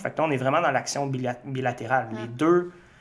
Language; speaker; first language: French; native; French